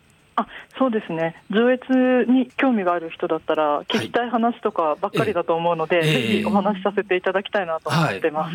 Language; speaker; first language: Japanese; native; Japanese